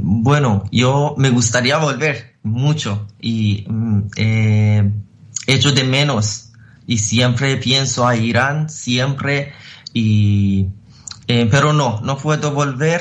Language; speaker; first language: Spanish; non-native, fluent; Persian